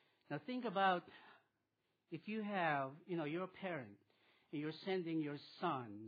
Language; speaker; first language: English; non-native, local second language; Filipino